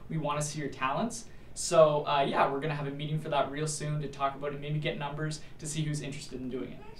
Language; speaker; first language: English; native; English